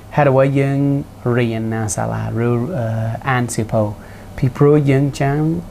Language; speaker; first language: Khmer; early bilingual, heritage; Khmer